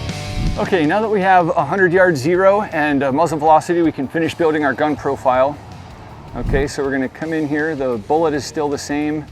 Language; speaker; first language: English; native; English